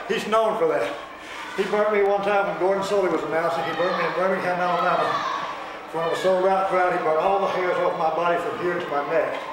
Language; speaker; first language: English; native; English